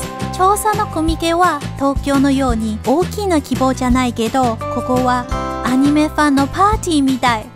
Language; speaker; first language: Japanese; non-native, fluent; Chinese